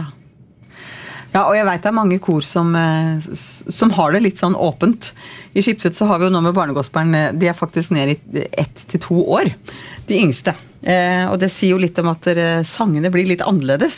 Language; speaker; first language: Norwegian; native; Norwegian